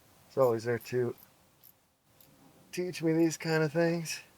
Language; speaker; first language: English; native; English